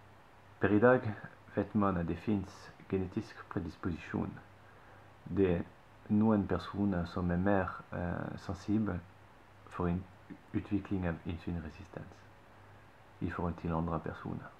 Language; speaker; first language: Norwegian; non-native, fluent; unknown